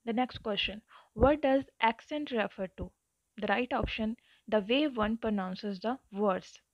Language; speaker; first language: English; non-native, local second language; Punjabi